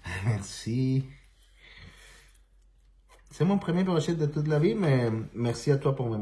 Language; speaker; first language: French; non-native, learner; Spanish